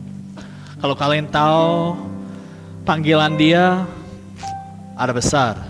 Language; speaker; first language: Indonesian; non-native, fluent; English